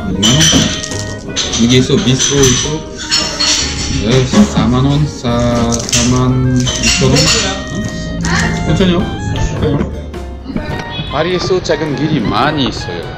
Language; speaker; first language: Korean; non-native, learner; French